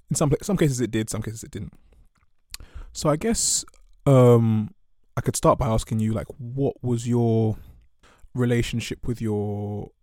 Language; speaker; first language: English; native; English